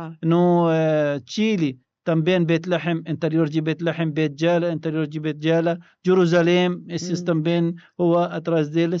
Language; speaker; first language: Portuguese; non-native, learner; Arabic